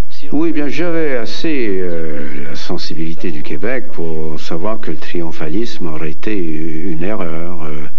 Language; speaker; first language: French; native; French